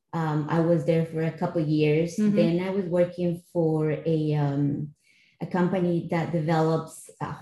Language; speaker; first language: English; non-native, fluent; Spanish